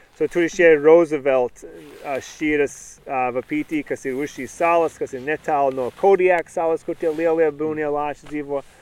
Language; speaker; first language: Latvian; early bilingual, heritage; Latvian